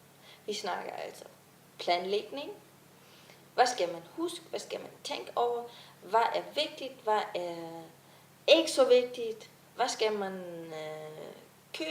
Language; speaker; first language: Danish; non-native, fluent; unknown